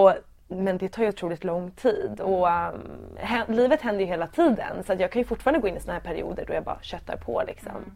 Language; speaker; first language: Swedish; native; Swedish